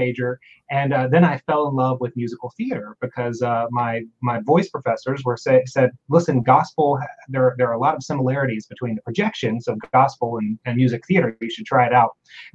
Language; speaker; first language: English; native; English